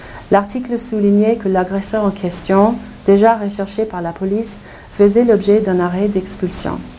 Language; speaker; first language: French; non-native, fluent; English